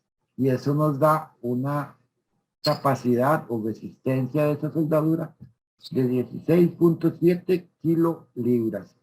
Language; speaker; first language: Spanish; native; Spanish